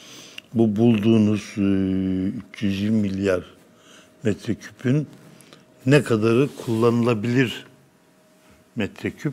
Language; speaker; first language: Turkish; native; Turkish